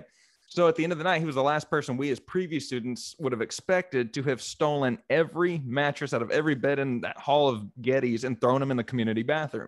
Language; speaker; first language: English; native; English